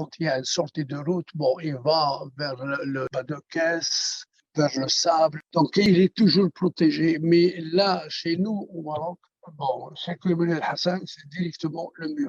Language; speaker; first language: French; non-native, local second language; Arabic